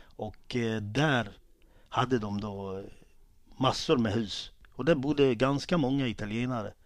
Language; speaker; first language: Swedish; early bilingual, other home language; Italian